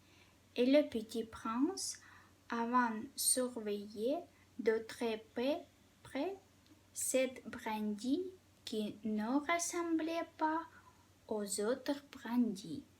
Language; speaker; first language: French; non-native, fluent; Russian